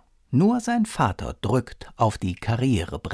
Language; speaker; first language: German; native; German